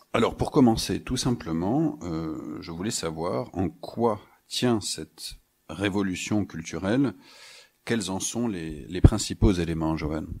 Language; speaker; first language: French; native; French